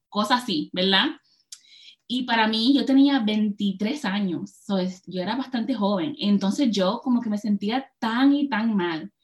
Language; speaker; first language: Spanish; early bilingual, heritage; Spanish